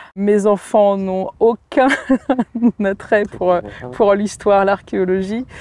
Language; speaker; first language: French; native; French